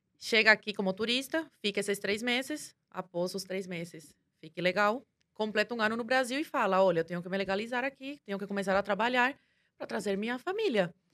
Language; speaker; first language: Portuguese; early bilingual, other home language; Spanish